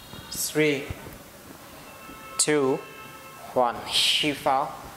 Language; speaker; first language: English; non-native, local second language; Hindi